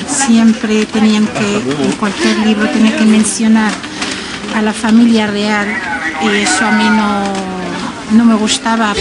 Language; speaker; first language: Spanish; non-native, fluent; Arabic